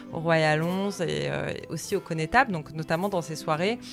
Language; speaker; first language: French; early bilingual, other home language; Arabic